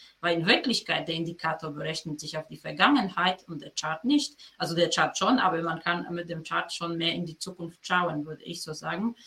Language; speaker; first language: German; non-native, fluent; Polish